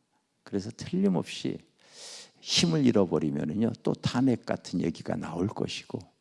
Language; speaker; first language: Korean; native; Korean